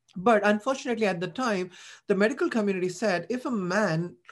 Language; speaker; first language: English; non-native, local second language; Tamil